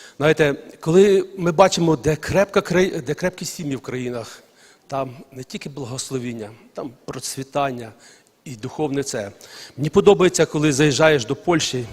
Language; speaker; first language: Ukrainian; non-native, local second language; Russian